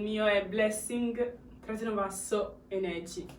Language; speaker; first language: Italian; early bilingual, other home language; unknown